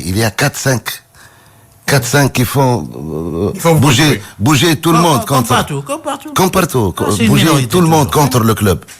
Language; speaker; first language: French; non-native, local second language; Arabic